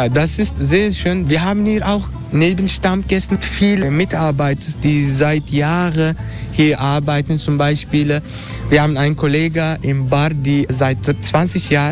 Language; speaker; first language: German; non-native, learner; Turkish